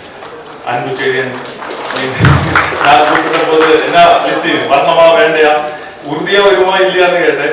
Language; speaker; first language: Tamil; non-native, learner; Malayalam